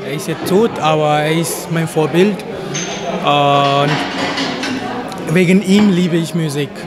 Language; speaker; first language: German; non-native, fluent; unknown